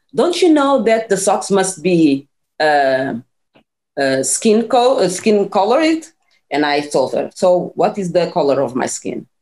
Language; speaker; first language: English; non-native, fluent; Portuguese